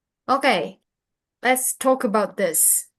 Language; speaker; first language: English; non-native, fluent; Indonesian